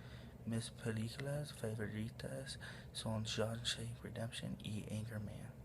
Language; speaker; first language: Spanish; non-native, learner; English